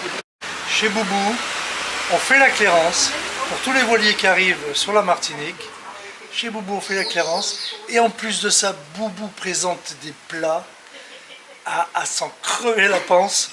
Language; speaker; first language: French; native; French